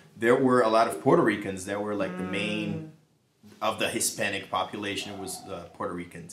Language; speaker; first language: English; non-native, fluent; Portuguese